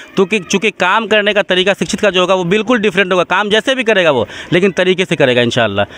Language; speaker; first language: Hindi; native; Hindi